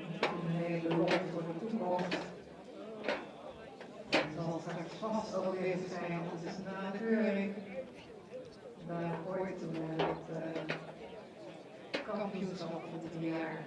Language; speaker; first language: Dutch; native; Dutch